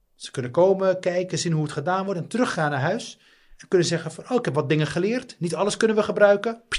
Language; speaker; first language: Dutch; early bilingual, other home language; Riffian